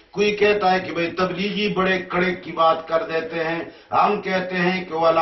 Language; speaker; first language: Urdu; non-native, local second language; Pashto